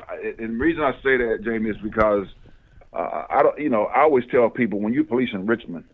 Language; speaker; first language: English; native; English